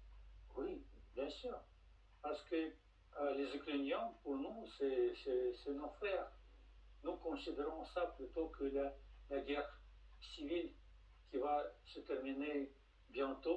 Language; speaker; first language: French; non-native, fluent; Russian